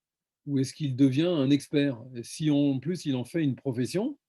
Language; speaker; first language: French; native; French